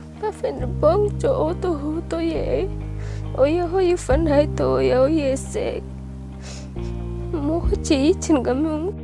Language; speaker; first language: Cantonese; non-native, fluent; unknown